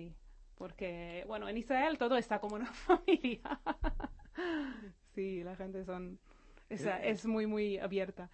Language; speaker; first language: Spanish; non-native, fluent; Hebrew